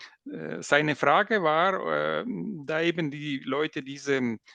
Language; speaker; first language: German; non-native, local second language; French